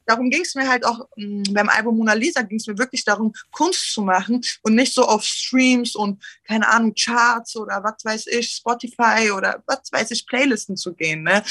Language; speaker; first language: German; early bilingual, other home language; Turkish